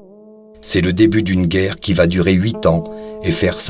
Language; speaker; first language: French; native; French